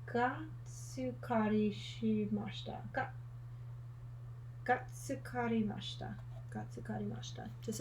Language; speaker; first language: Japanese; non-native, learner; English